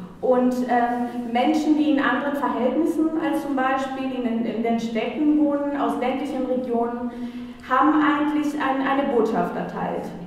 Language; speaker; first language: German; non-native, fluent; Spanish